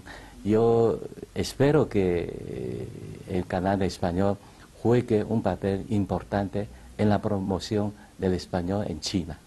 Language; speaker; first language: Spanish; non-native, fluent; Chinese